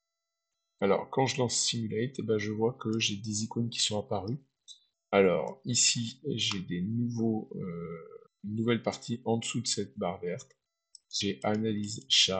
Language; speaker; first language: French; native; French